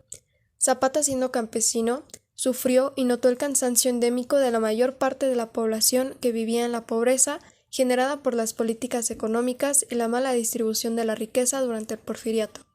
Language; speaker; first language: Spanish; native; Spanish